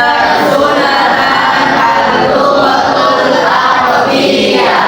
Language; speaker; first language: Arabic; non-native, learner; Indonesian